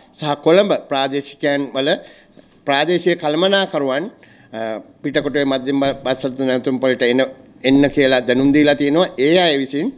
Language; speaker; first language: Sinhala; native; Sinhala